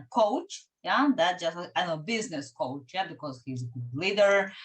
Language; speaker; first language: English; non-native, fluent; Ukrainian